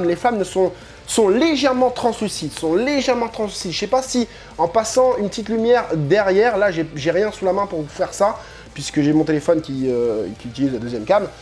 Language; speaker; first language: French; native; French